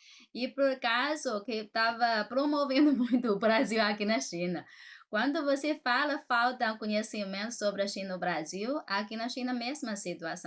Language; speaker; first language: Portuguese; non-native, fluent; Chinese